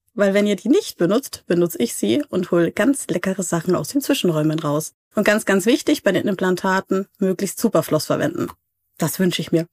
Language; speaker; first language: German; native; German